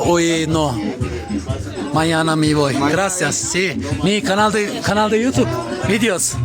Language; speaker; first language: Spanish; non-native, learner; Turkish